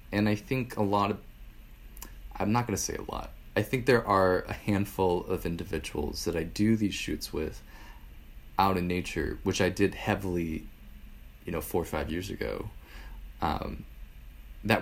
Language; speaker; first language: English; native; English